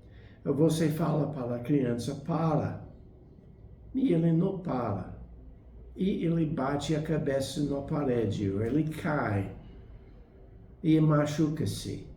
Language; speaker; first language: Portuguese; non-native, fluent; English